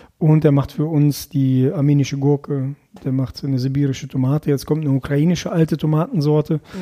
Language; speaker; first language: German; early bilingual, other home language; Russian